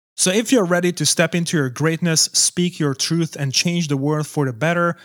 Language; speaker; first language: English; non-native, fluent; Hungarian